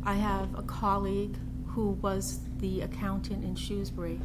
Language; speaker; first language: English; native; English